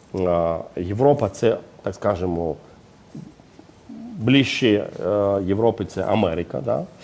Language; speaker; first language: Ukrainian; non-native, fluent; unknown